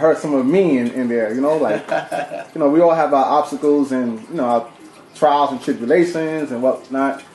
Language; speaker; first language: English; native; English